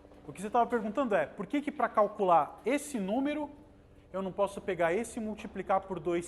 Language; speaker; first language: Portuguese; native; Portuguese